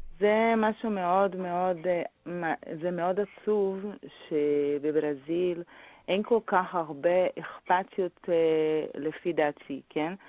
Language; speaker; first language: Hebrew; non-native, fluent; Portuguese